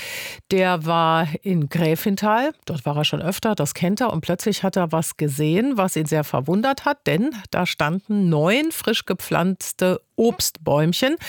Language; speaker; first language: German; native; German